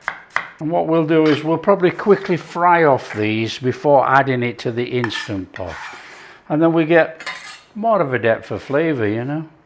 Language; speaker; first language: English; native; English